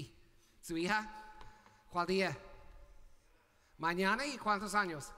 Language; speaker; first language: Spanish; non-native, learner; English